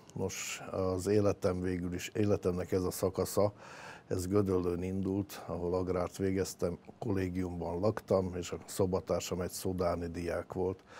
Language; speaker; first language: Hungarian; native; Hungarian